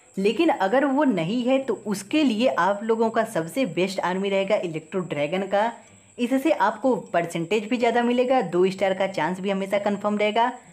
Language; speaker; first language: Hindi; native; Hindi